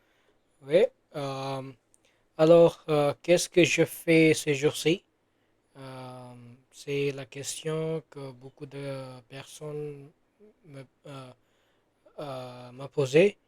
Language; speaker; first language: French; non-native, learner; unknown